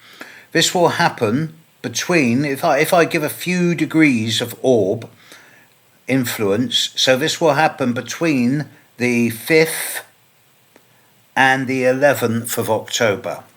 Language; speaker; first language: English; native; English